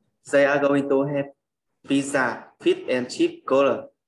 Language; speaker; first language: English; non-native, learner; Vietnamese